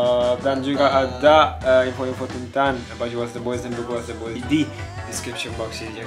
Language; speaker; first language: Indonesian; non-native, learner; Japanese